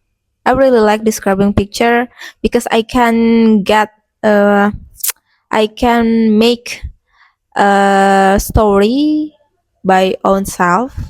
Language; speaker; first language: English; non-native, learner; Indonesian